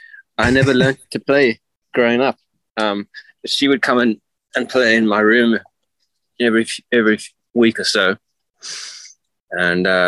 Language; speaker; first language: English; native; English